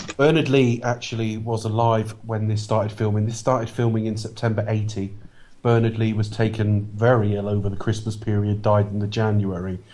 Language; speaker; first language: English; native; English